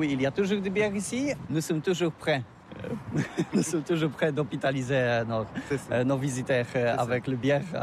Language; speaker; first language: French; non-native, learner; Polish